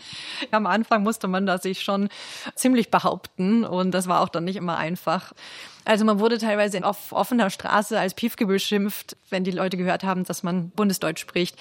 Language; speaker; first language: German; native; German